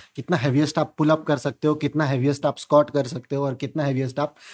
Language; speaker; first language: Hindi; non-native, local second language; Punjabi